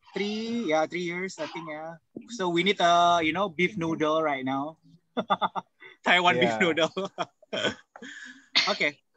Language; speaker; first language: English; non-native, fluent; Indonesian